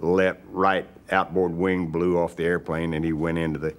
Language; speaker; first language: English; native; English